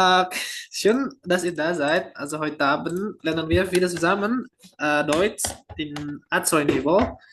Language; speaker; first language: German; non-native, fluent; Indonesian